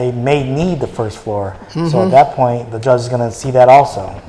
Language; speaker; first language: English; native; English